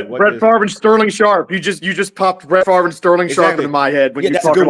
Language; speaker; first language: English; native; English